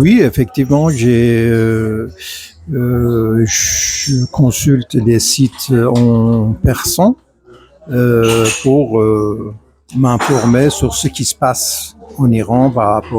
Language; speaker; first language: French; non-native, fluent; Persian